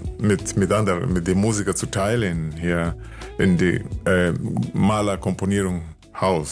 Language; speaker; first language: German; non-native, learner; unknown